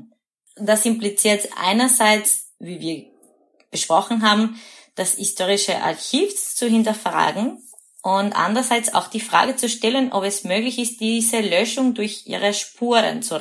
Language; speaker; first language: German; non-native, fluent; Spanish